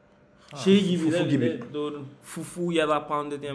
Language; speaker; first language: Turkish; non-native, learner; English